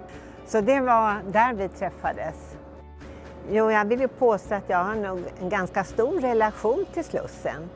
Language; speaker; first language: Swedish; native; Swedish